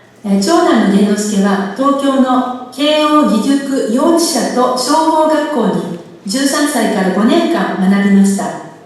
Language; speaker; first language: Japanese; native; Japanese